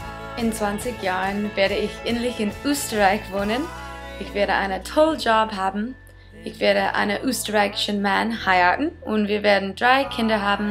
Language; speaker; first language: German; non-native, learner; English